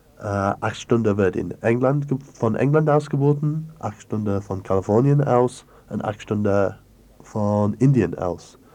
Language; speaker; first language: German; non-native, learner; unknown